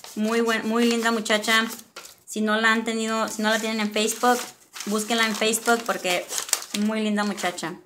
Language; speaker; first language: Spanish; early bilingual, other home language; English